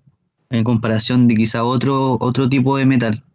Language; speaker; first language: Spanish; native; Spanish